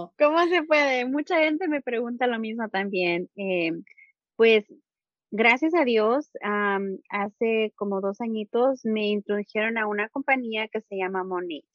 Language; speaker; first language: Spanish; early bilingual, heritage; Spanish